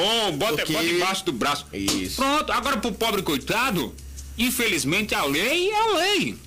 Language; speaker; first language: Portuguese; native; Portuguese